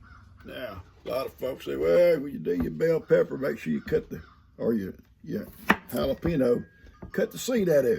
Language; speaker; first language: English; native; English